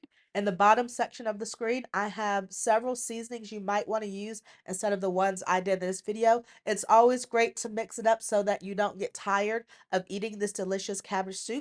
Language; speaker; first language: English; native; English